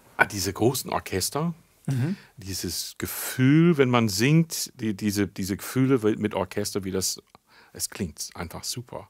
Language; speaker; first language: German; non-native, fluent; English